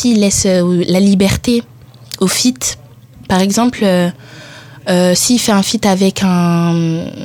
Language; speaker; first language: French; early bilingual, other home language; Italian